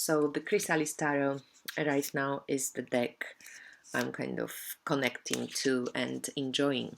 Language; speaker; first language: English; non-native, fluent; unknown